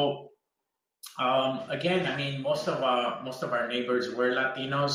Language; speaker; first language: English; early bilingual, other home language; Spanish